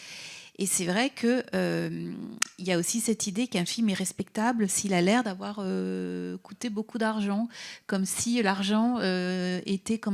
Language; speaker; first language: French; native; French